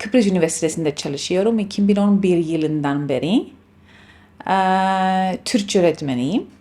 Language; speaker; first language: Turkish; non-native, fluent; Greek